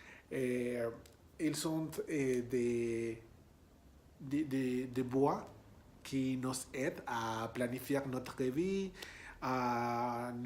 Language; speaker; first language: French; non-native, learner; Spanish